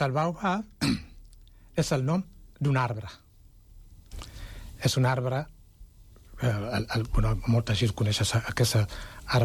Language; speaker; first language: Catalan; non-native, fluent; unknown